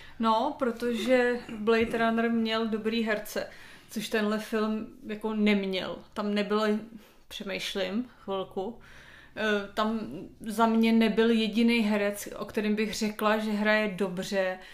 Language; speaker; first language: Czech; native; Czech